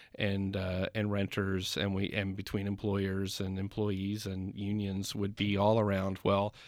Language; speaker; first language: English; native; English